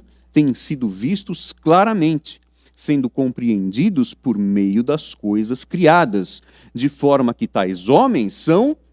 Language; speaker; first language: Portuguese; native; Portuguese